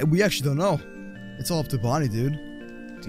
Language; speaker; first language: English; native; English